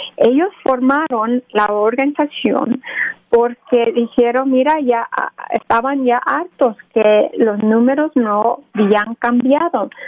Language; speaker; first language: Spanish; early bilingual, heritage; Spanish